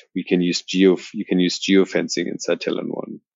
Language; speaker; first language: English; non-native, fluent; German